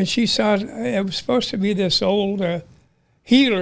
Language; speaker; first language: English; native; English